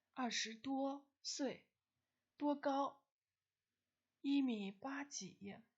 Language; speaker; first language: Chinese; non-native, fluent; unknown